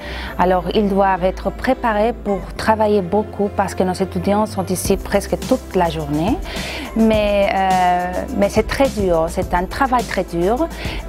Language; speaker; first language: French; non-native, fluent; Spanish